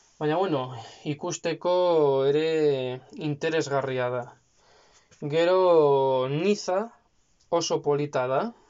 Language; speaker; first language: Basque; non-native, local second language; Spanish